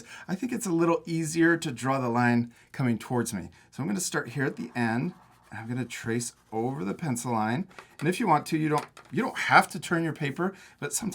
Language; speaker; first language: English; native; English